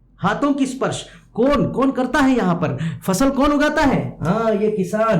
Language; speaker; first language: Hindi; non-native, local second language; Kannada